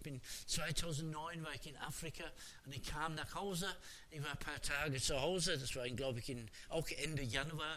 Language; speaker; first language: German; non-native, fluent; English